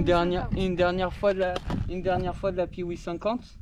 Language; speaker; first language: French; native; French